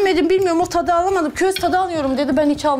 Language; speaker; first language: Turkish; native; Turkish